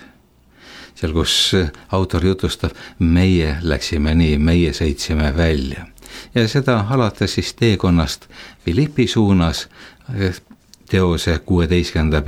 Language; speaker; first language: Estonian; native; Estonian